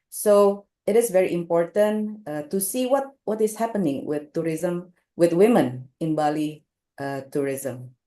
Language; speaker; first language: English; non-native, local second language; Indonesian